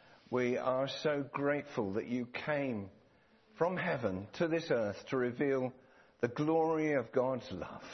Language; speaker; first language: English; native; English